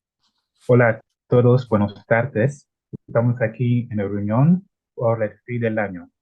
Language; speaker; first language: Spanish; non-native, learner; Italian